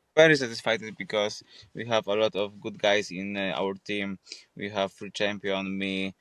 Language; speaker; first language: English; non-native, fluent; Polish